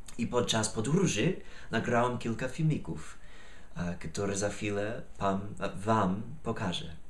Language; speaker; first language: Polish; non-native, fluent; English